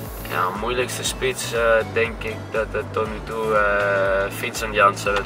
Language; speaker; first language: Dutch; non-native, fluent; Greek